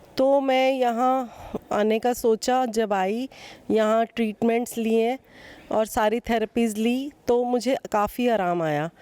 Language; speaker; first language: Hindi; native; Hindi